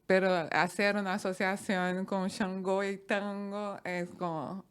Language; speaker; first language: Spanish; non-native, fluent; Portuguese